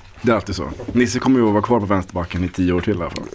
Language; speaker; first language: Swedish; native; Swedish